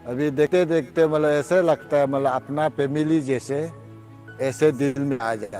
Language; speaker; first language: Hindi; non-native, local second language; Nyishi